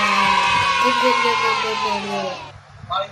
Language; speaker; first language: English; non-native, learner; Indonesian